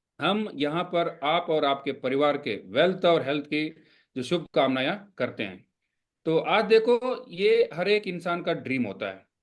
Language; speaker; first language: Hindi; non-native, local second language; Kannada